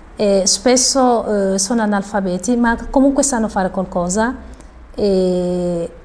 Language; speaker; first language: Italian; non-native, fluent; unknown